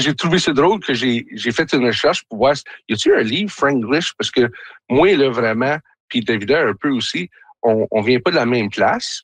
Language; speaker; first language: French; native; French